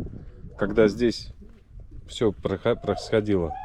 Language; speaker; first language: Russian; native; Russian